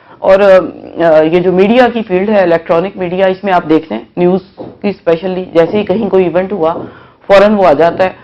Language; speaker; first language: Urdu; native; Urdu